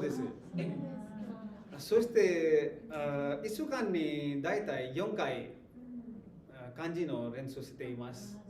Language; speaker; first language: Japanese; non-native, learner; Hindi